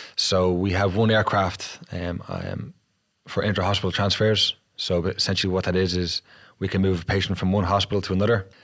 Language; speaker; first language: English; native; English